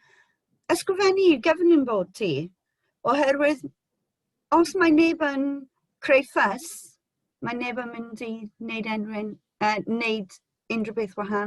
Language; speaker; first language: Welsh; non-native, local second language; English